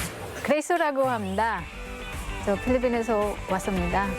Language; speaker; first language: Korean; non-native, learner; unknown